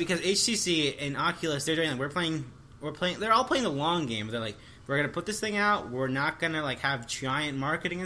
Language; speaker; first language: English; native; English